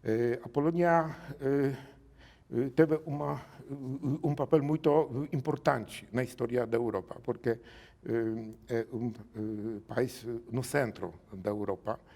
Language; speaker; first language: Portuguese; non-native, learner; Polish